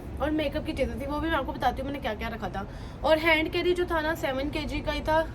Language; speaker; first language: Urdu; native; Urdu